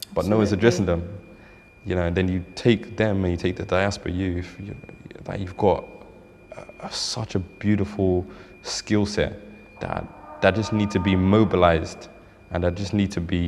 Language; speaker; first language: English; native; English